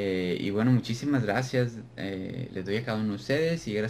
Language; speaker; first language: Spanish; native; Spanish